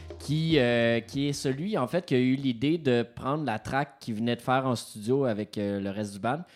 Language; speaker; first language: French; native; French